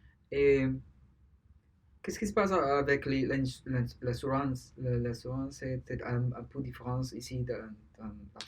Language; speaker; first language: French; non-native, learner; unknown